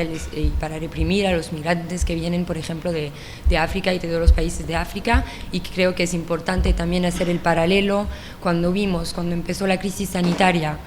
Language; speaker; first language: Spanish; non-native, fluent; French